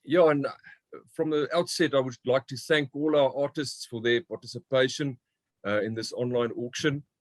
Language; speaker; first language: English; non-native, local second language; Afrikaans